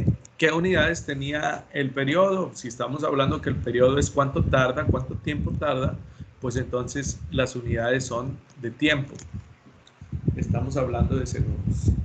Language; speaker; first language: Spanish; native; Spanish